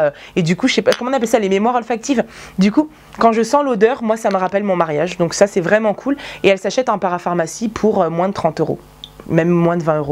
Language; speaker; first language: French; native; French